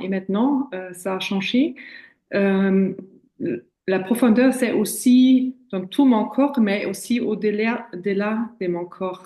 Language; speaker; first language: French; non-native, fluent; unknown